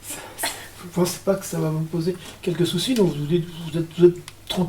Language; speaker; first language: French; native; French